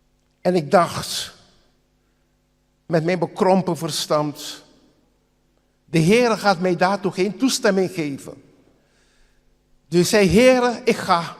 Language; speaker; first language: Dutch; non-native, local second language; Papiamento